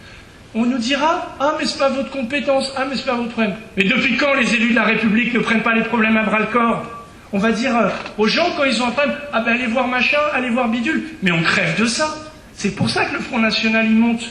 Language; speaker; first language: French; native; French